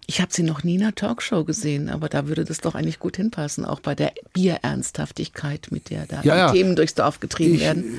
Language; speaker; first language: German; native; German